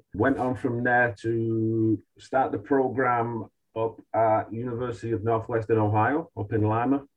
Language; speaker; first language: English; native; English